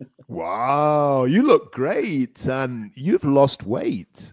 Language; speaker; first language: English; native; English